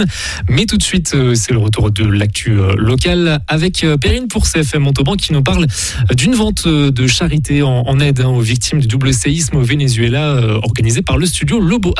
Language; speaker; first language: French; native; French